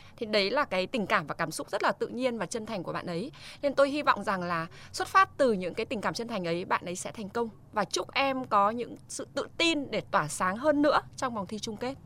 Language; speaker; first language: Vietnamese; native; Vietnamese